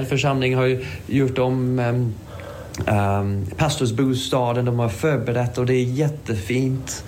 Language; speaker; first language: Swedish; non-native, fluent; English